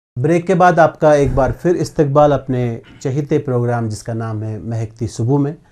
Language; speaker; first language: Urdu; non-native, local second language; Kashmiri